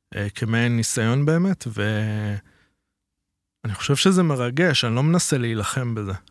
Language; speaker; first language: Hebrew; native; Hebrew